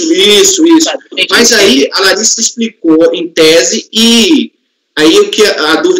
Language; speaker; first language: Portuguese; native; Portuguese